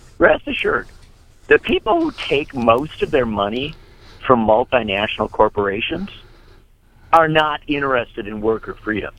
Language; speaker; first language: English; native; English